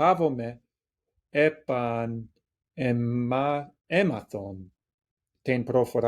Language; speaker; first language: Greek; non-native, learner; English